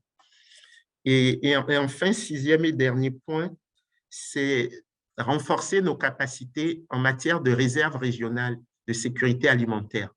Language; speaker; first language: French; non-native, local second language; Ewe